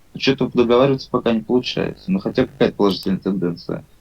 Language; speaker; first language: Russian; native; Russian